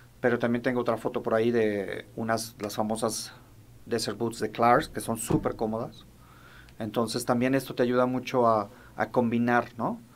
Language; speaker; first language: Spanish; native; Spanish